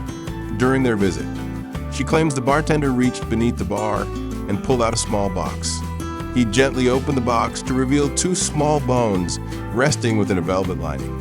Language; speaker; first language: English; native; English